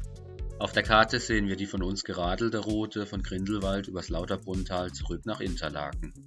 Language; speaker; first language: German; native; German